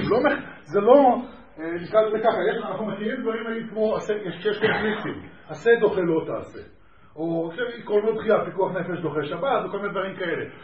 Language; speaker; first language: Hebrew; native; Hebrew